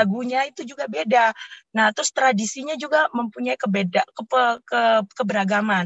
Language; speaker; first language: Indonesian; native; Indonesian